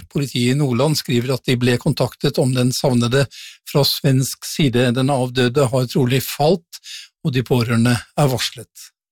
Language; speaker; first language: Norwegian; native; Norwegian